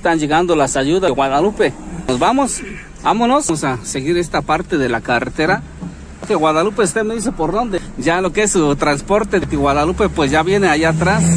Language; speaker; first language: Spanish; native; Spanish